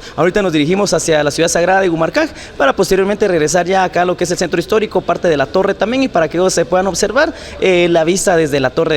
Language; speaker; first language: Spanish; native; Spanish